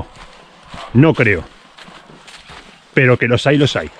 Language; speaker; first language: Spanish; native; Spanish